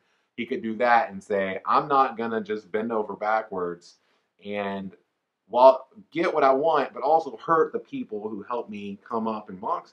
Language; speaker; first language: English; native; English